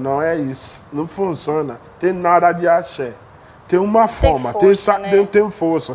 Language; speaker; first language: Portuguese; non-native, learner; Yoruba